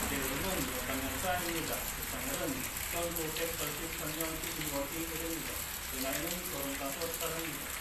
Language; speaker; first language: Korean; non-native, learner; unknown